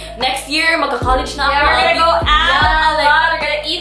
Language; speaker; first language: English; non-native, local second language; Cebuano